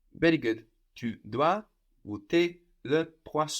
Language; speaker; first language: French; non-native, fluent; English